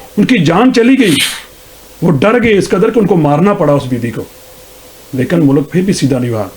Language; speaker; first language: Urdu; non-native, local second language; Punjabi